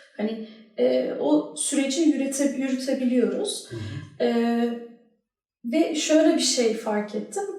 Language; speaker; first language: Turkish; early bilingual, heritage; Turkish